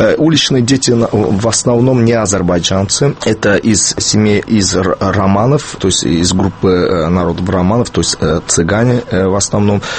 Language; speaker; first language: Russian; non-native, local second language; Azerbaijani